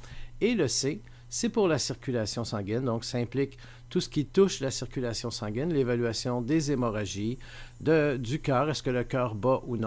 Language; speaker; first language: French; native; French